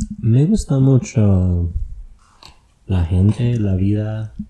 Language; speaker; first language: Spanish; non-native, fluent; English